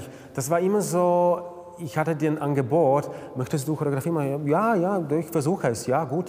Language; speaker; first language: German; non-native, fluent; Slovak